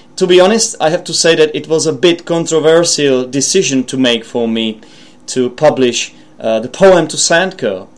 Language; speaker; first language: English; non-native, fluent; Czech